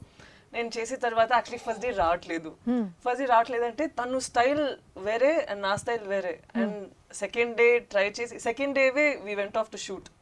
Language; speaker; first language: Telugu; non-native, learner; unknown